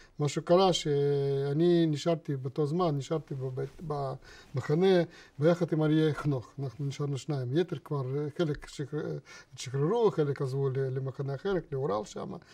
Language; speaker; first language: Hebrew; non-native, fluent; Russian